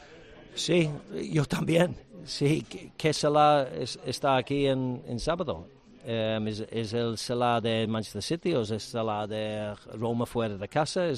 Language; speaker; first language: Spanish; non-native, learner; English